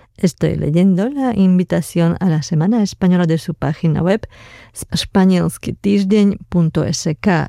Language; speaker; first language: Spanish; non-native, fluent; Slovak